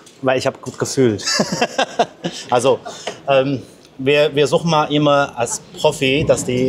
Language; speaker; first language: German; non-native, learner; Chinese